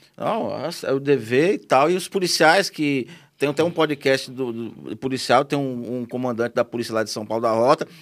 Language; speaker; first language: Portuguese; native; Portuguese